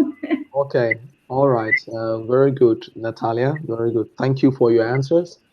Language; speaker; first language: English; non-native, fluent; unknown